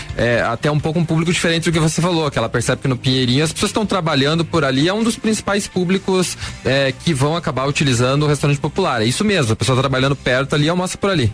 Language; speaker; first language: Portuguese; native; Portuguese